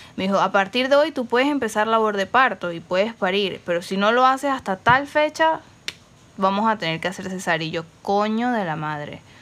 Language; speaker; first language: Spanish; native; Spanish